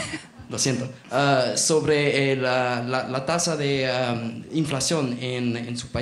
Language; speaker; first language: Spanish; non-native, learner; English